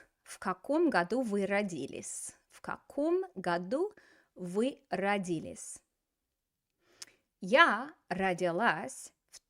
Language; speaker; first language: Russian; non-native, fluent; English